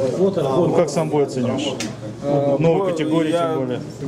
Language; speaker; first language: Russian; native; Russian